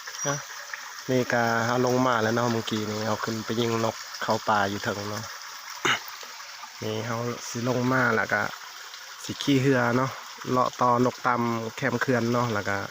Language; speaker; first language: Thai; non-native, local second language; Northeastern Thai